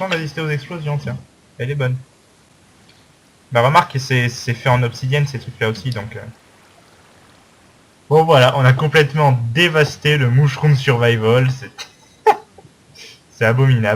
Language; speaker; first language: French; native; French